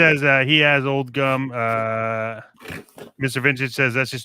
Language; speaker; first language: English; native; English